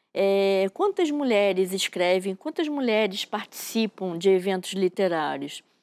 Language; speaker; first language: Portuguese; native; Portuguese